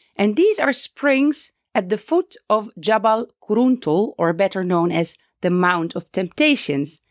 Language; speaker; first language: English; non-native, fluent; Dutch